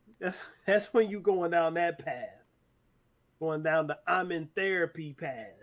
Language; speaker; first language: English; native; English